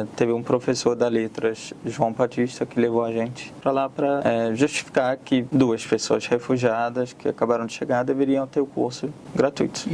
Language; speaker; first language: Portuguese; non-native, fluent; Arabic